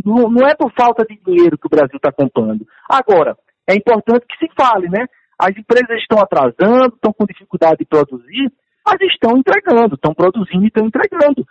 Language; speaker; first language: Portuguese; native; Portuguese